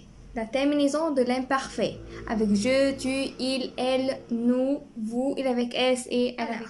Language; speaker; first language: French; non-native, fluent; Arabic